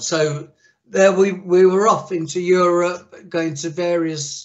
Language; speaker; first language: English; native; English